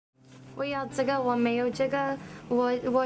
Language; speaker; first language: Chinese; non-native, learner; English